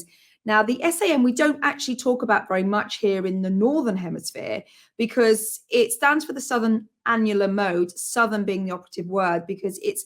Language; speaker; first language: English; native; English